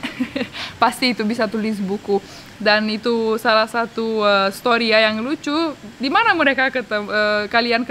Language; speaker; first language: Indonesian; non-native, fluent; Romanian